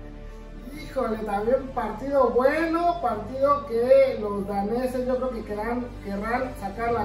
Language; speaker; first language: Spanish; native; Spanish